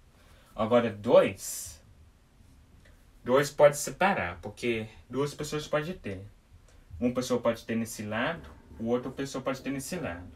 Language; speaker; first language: Portuguese; early bilingual, heritage; English